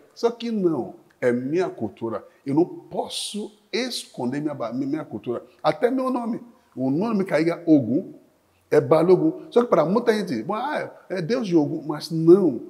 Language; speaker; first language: Portuguese; non-native, fluent; Yoruba